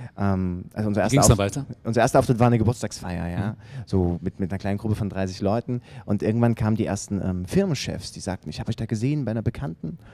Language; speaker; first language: German; native; German